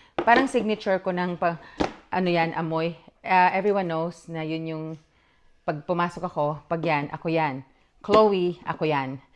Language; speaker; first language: Filipino; native; Filipino